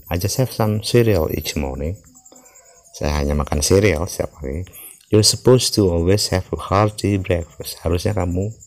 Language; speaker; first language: English; non-native, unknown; Indonesian